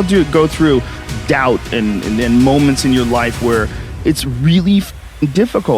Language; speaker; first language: English; native; English